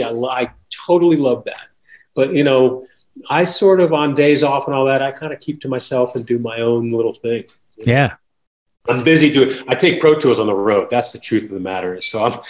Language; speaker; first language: English; native; English